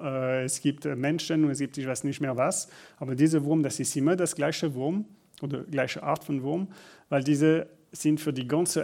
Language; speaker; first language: German; non-native, learner; French